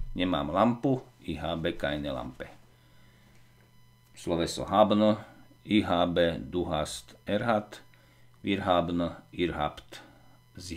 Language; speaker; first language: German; non-native, fluent; Slovak